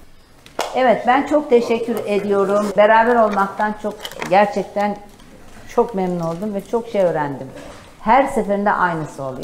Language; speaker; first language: Turkish; native; Turkish